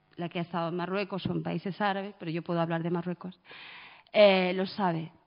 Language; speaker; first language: Spanish; early bilingual, other home language; Arabic